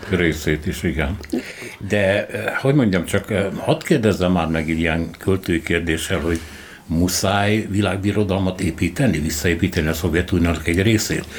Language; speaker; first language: Hungarian; native; Hungarian